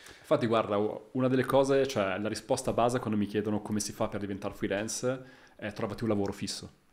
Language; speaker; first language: Italian; native; Italian